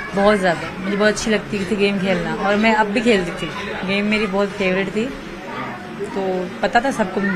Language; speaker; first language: Urdu; non-native, local second language; Sindhi